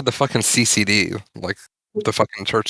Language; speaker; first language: English; native; English